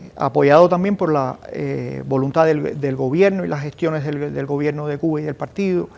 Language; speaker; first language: Spanish; native; Spanish